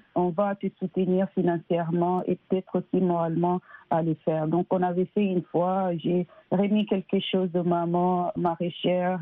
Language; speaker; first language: French; non-native, local second language; Lingala